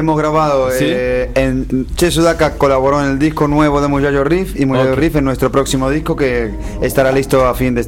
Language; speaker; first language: Spanish; native; Spanish